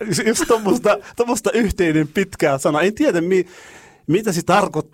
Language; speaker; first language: Finnish; non-native, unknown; Arabic